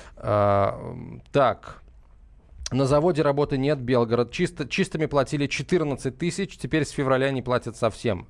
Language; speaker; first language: Russian; native; Russian